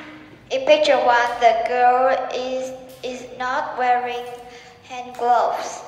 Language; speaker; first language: English; non-native, learner; Vietnamese